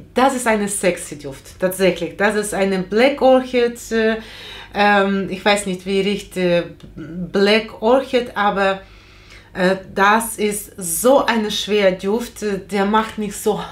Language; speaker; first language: German; non-native, fluent; Russian